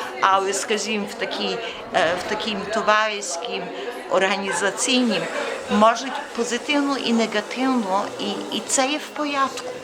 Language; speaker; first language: Ukrainian; early bilingual, heritage; Ukrainian